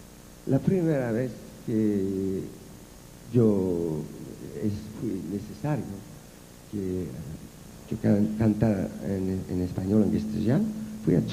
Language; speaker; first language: Spanish; non-native, learner; French